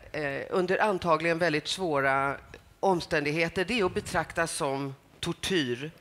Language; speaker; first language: Swedish; native; Swedish